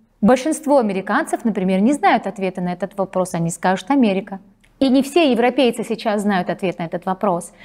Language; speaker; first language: Russian; native; Russian